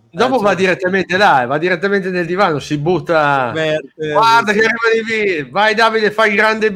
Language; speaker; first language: Italian; native; Italian